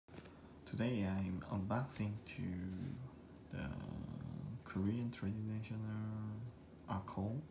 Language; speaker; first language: English; non-native, learner; Korean